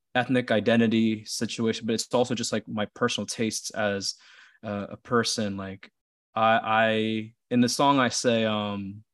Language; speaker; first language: English; early bilingual, other home language; Filipino